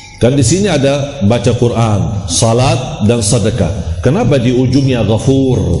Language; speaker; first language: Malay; non-native, fluent; Arabic